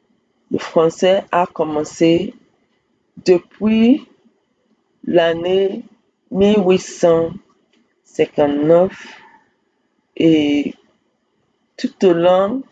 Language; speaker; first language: French; non-native, fluent; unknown